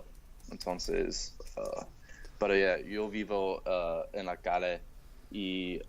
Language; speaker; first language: Spanish; non-native, learner; English